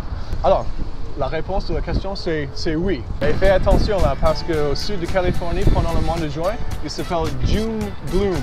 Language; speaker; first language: French; early bilingual, heritage; English